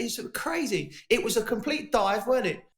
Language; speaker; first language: English; native; English